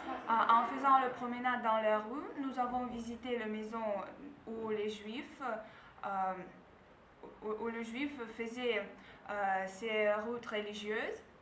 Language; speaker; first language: French; non-native, learner; Russian